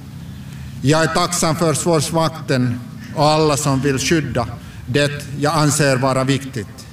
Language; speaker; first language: Swedish; non-native, local second language; Finnish